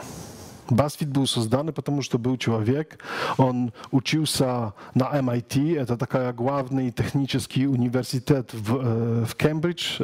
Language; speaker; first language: Russian; non-native, learner; Polish